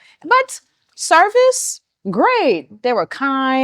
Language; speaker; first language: English; native; English